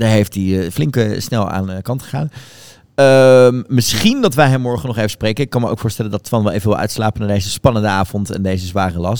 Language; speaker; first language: Dutch; native; Dutch